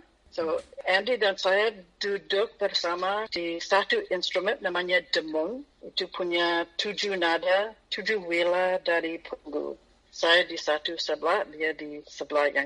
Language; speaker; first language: Indonesian; non-native, fluent; English